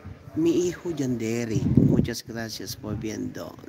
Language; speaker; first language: Spanish; non-native, learner; Iloko